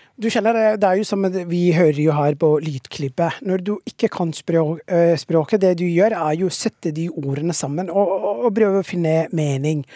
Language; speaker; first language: Norwegian; non-native, fluent; Somali